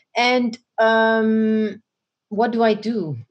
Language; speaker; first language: English; non-native, fluent; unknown